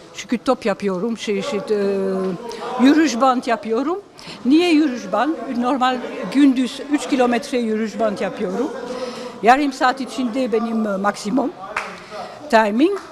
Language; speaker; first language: Turkish; early bilingual, heritage; Turkish